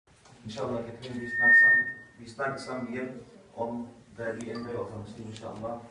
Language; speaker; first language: Danish; non-native, fluent; Arabic